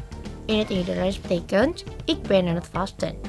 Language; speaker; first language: Dutch; non-native, learner; Indonesian